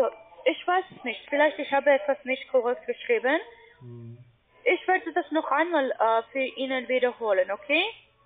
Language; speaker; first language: German; non-native, learner; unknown